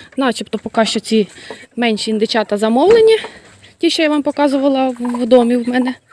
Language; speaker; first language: Ukrainian; non-native, local second language; Russian